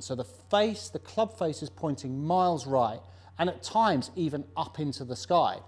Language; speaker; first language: English; native; English